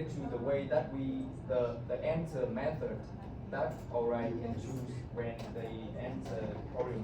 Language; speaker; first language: English; non-native, learner; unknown